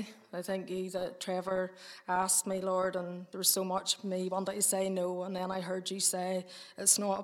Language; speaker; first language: English; native; English